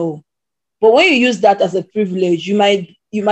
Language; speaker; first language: English; non-native, local second language; Igbo